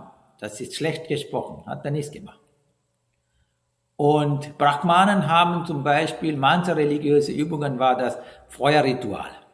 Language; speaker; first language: German; non-native, fluent; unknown